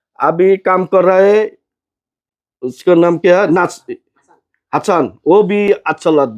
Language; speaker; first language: Hindi; non-native, learner; Bangla